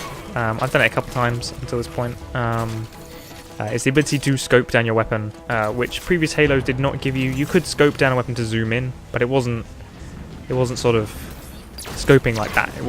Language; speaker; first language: English; native; English